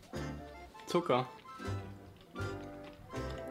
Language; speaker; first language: German; native; German